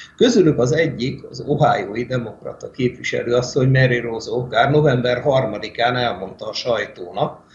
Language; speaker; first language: Hungarian; native; Hungarian